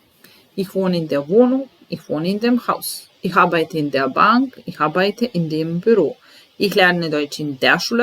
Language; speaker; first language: German; non-native, fluent; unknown